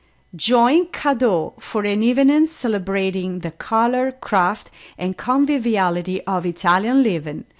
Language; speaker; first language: English; non-native, fluent; Italian